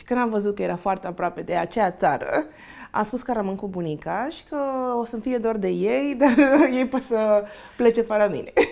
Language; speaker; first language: Romanian; non-native, fluent; Spanish